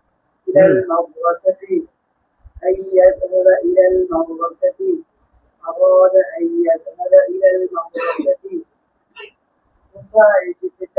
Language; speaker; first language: Arabic; non-native, learner; Bangla